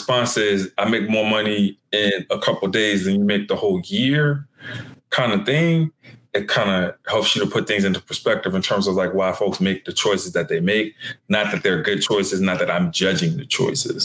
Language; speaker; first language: English; native; English